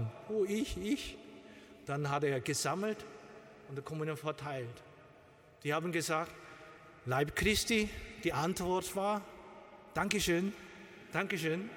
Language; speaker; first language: German; non-native, learner; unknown